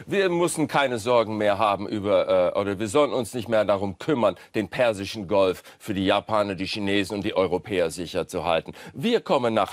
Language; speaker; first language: German; non-native, fluent; English